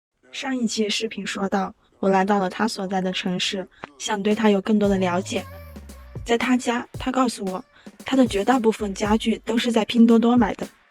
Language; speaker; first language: Chinese; native; Chinese